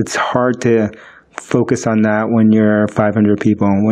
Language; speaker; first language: English; early bilingual, other home language; Spanish